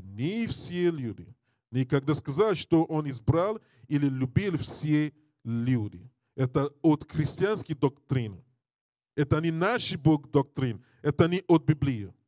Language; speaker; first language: Russian; non-native, learner; English